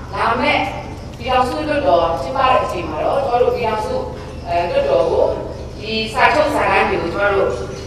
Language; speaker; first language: Burmese; non-native, local second language; Kachin